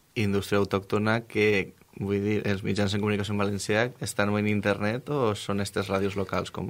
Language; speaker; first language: Catalan; native; Catalan